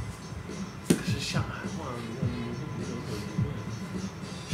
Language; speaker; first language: Chinese; non-native, fluent; English